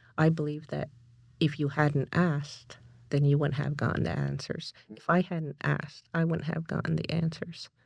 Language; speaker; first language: English; native; English